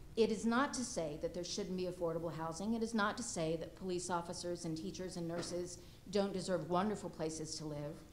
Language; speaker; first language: English; native; English